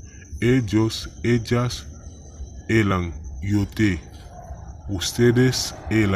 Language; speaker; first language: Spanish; non-native, fluent; Haitian Creole